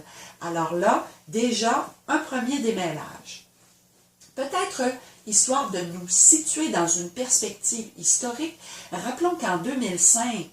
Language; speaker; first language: French; native; French